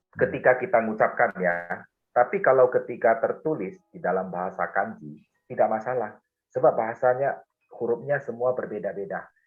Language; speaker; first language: Indonesian; non-native, local second language; Min Nan Chinese